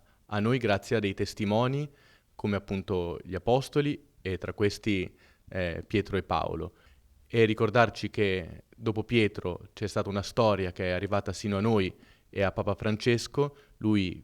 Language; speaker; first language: Italian; native; Italian